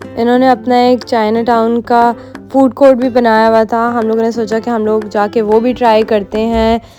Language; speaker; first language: Urdu; native; Urdu